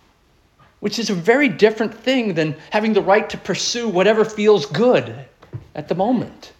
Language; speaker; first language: English; native; English